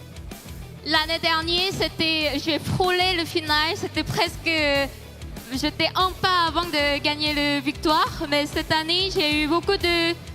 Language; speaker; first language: French; non-native, learner; Korean